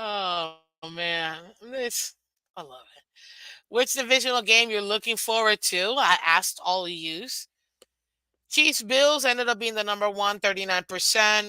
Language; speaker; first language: English; native; English